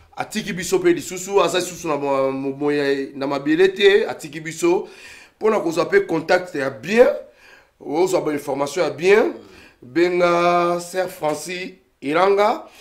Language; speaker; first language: Lingala; native; Lingala